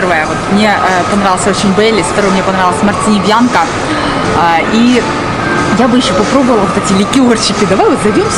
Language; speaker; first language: Russian; native; Russian